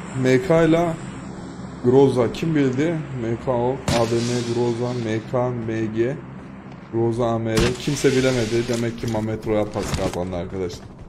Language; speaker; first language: Turkish; native; Turkish